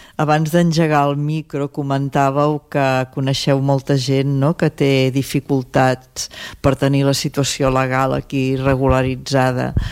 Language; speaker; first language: Catalan; native; Catalan